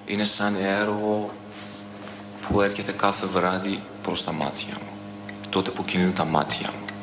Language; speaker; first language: Greek; non-native, learner; Persian